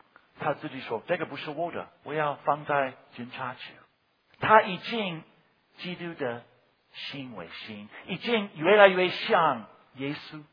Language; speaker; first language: Chinese; non-native, fluent; English